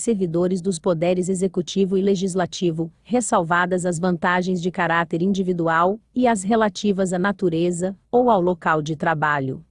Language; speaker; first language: Portuguese; native; Portuguese